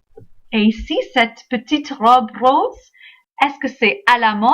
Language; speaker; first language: French; non-native, fluent; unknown